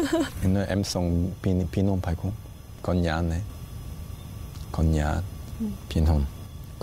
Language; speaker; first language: Vietnamese; non-native, learner; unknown